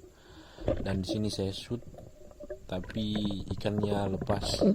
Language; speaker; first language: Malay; non-native, local second language; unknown